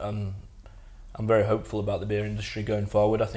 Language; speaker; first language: English; native; English